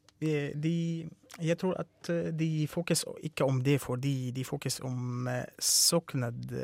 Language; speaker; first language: Norwegian; non-native, learner; Arabic